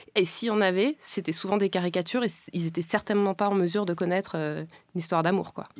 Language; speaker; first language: French; native; French